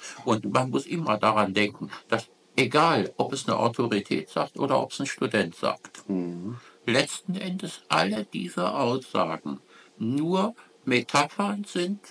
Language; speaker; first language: German; native; German